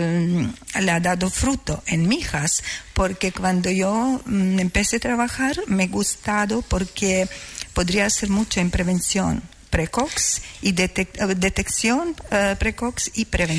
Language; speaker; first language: Spanish; non-native, fluent; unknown